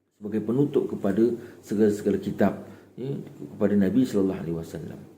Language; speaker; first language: Malay; native; Malay